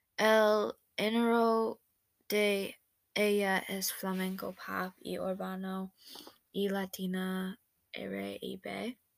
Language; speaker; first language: Spanish; non-native, learner; English